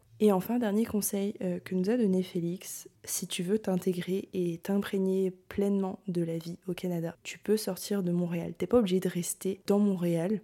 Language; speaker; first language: French; native; French